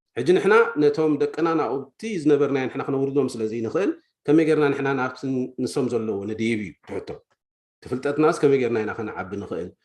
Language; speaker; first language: Tigrinya; native; Tigrinya